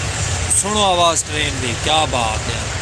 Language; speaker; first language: Hindi; non-native, local second language; Saraiki